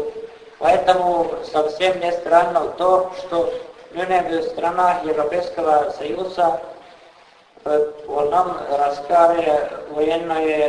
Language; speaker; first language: Russian; non-native, fluent; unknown